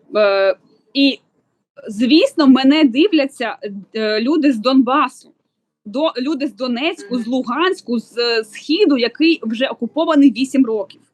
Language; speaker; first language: Ukrainian; non-native, local second language; Russian